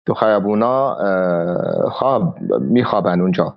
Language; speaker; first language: Persian; non-native, fluent; Arabic